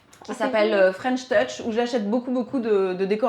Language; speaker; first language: French; native; French